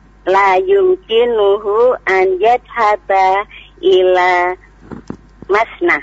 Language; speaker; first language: Arabic; non-native, learner; Indonesian